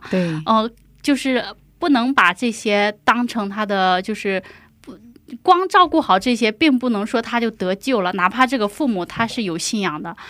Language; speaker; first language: Chinese; native; Chinese